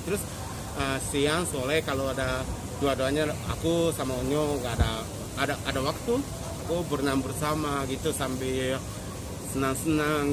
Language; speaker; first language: Indonesian; non-native, fluent; Japanese